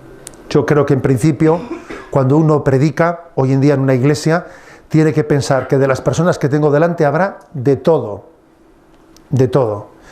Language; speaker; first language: Spanish; native; Spanish